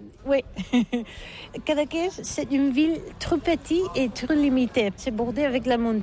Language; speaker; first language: French; non-native, learner; Catalan